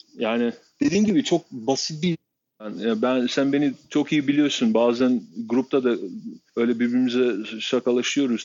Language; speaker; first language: Turkish; non-native, fluent; Albanian